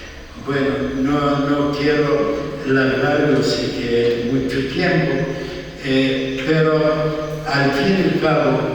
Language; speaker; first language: Spanish; non-native, fluent; Arabic